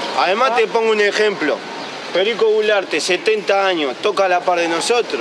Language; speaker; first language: Spanish; native; Spanish